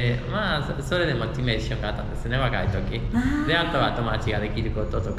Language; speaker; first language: Japanese; non-native, fluent; Spanish